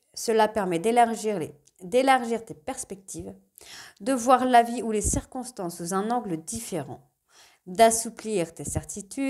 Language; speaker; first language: French; native; French